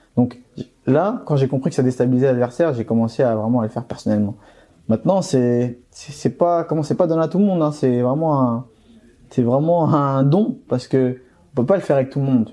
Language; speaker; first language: French; early bilingual, other home language; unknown